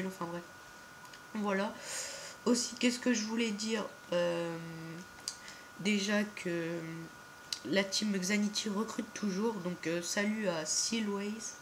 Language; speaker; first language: French; native; French